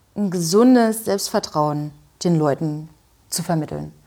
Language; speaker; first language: German; native; German